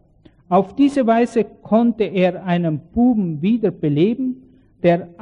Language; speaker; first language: German; native; German